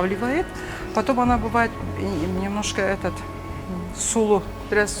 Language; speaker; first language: Russian; non-native, learner; Azerbaijani